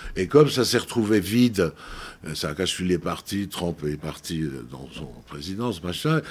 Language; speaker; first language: French; non-native, fluent; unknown